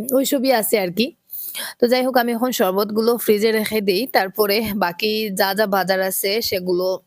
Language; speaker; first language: Bangla; native; Bangla